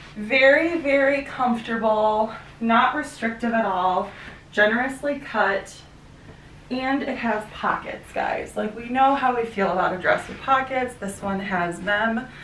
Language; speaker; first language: English; native; English